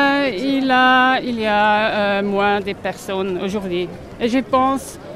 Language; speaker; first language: French; non-native, local second language; German